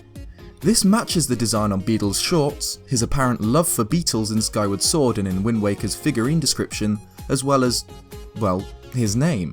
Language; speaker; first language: English; native; English